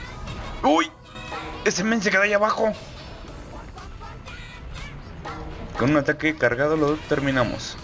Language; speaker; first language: Spanish; native; Spanish